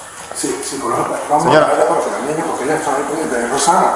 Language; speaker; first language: Spanish; native; Spanish